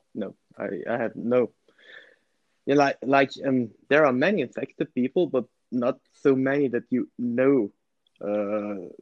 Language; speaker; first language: English; non-native, fluent; Italian